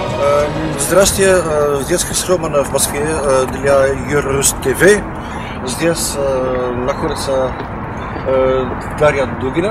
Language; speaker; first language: Russian; non-native, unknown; Dutch